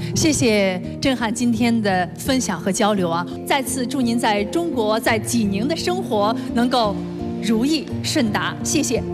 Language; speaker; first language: Chinese; native; Chinese